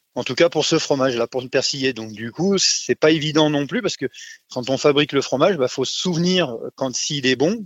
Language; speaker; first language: French; native; French